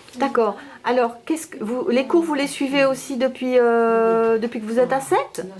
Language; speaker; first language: French; native; French